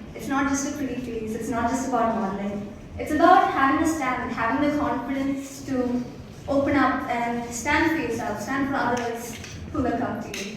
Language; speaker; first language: English; non-native, local second language; Malayalam